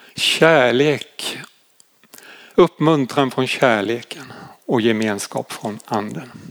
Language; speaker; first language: Swedish; native; Swedish